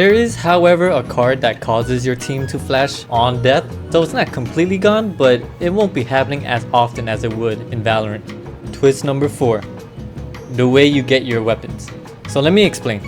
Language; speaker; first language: English; native; English